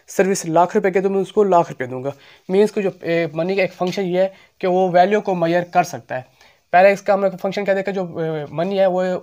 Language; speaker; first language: Urdu; non-native, local second language; Punjabi